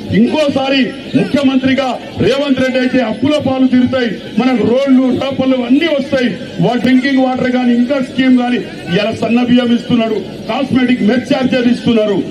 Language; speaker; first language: Telugu; non-native, local second language; Lambadi